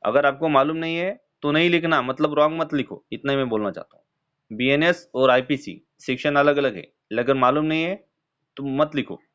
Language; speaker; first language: Hindi; non-native, local second language; Marathi